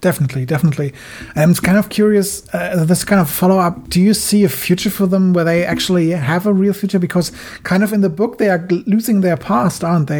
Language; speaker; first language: English; non-native, fluent; German